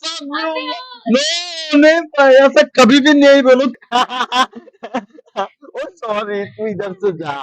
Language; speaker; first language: Hindi; non-native, learner; Bangla